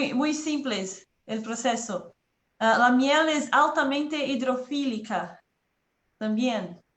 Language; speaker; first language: Spanish; non-native, learner; Portuguese